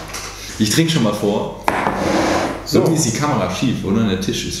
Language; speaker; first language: German; native; German